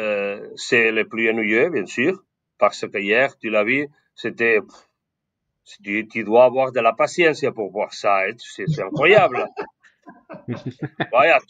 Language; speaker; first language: French; non-native, fluent; Spanish